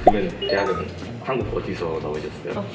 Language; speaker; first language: Korean; early bilingual, heritage; Korean